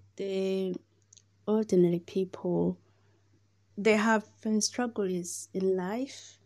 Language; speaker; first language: English; non-native, learner; Rundi